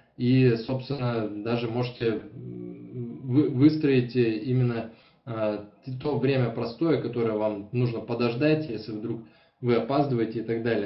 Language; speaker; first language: Russian; native; Russian